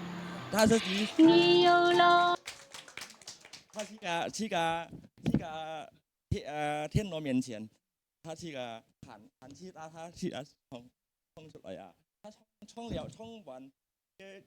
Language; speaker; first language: Chinese; early bilingual, heritage; Hakka Chinese